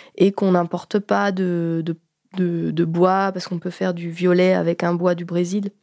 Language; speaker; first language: French; native; French